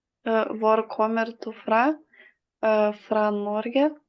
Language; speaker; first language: Norwegian; non-native, learner; Lithuanian